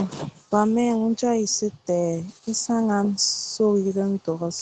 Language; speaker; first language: Korean; non-native, learner; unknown